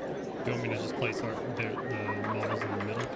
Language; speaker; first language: English; native; English